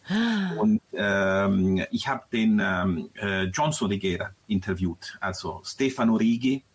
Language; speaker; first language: German; non-native, fluent; Italian